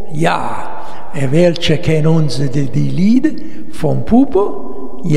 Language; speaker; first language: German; non-native, learner; Italian